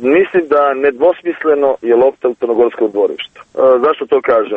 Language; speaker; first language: Serbian; native; Serbian